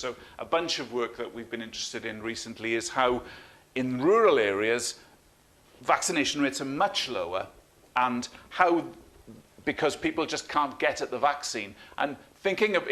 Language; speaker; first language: English; native; English